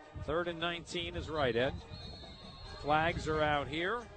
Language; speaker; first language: English; native; English